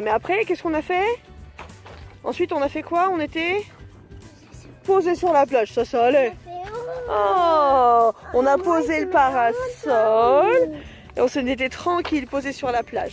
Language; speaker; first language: French; native; French